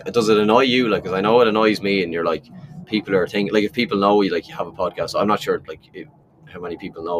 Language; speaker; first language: English; native; English